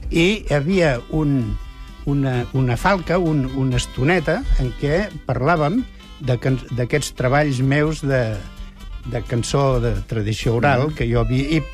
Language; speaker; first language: Catalan; native; Catalan